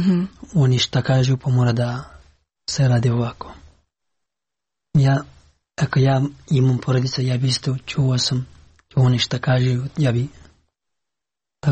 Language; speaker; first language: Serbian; non-native, learner; Pashto